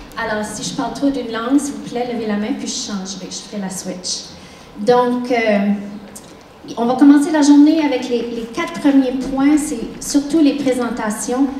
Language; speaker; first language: French; native; French